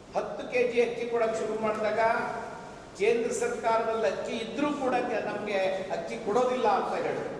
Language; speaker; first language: Kannada; native; Kannada